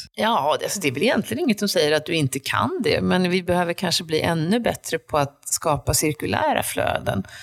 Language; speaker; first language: Swedish; native; Swedish